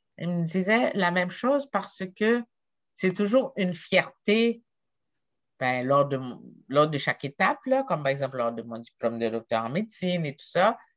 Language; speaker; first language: French; non-native, local second language; Haitian Creole